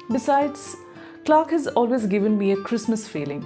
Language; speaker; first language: English; non-native, local second language; Malayalam